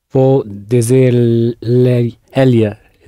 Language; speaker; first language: Portuguese; non-native, learner; English